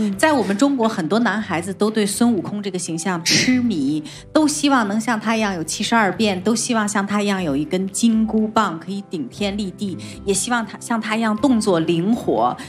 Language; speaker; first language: Chinese; native; Chinese